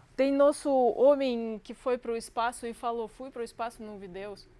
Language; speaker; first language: Portuguese; non-native, fluent; Ukrainian